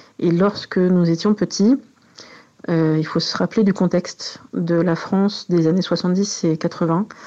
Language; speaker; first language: French; native; French